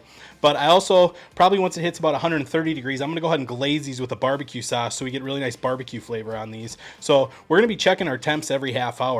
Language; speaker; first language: English; native; English